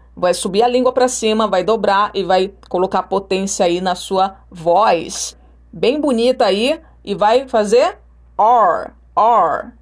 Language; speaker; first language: Portuguese; native; Portuguese